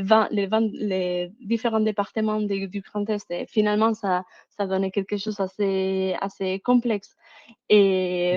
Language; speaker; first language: French; non-native, fluent; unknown